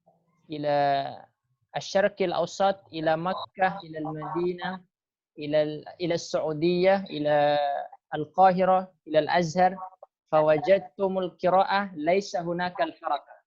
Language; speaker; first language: Arabic; non-native, fluent; Indonesian